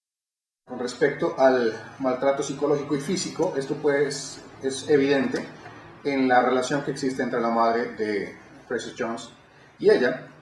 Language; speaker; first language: Spanish; native; Spanish